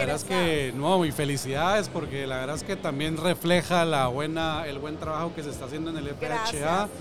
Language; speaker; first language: Spanish; native; Spanish